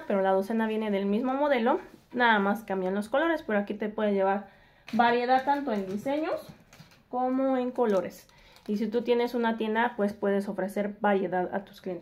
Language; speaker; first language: Spanish; native; Spanish